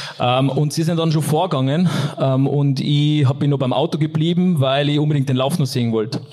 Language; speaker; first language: German; native; German